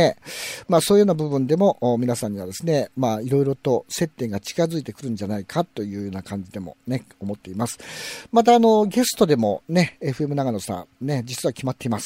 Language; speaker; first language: Japanese; native; Japanese